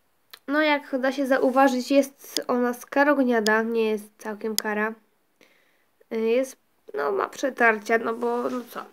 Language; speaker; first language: Polish; native; Polish